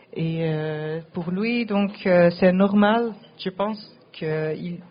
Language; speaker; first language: French; non-native, fluent; Dutch